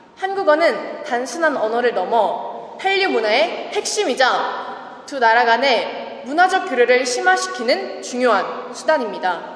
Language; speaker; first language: Korean; non-native, fluent; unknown